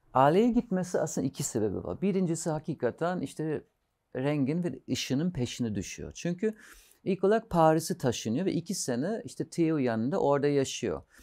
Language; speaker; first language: Turkish; non-native, fluent; German